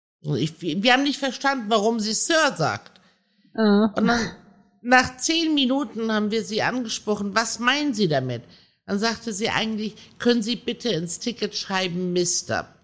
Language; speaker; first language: German; early bilingual, other home language; Persian